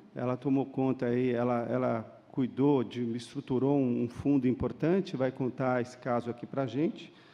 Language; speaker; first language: Portuguese; native; Portuguese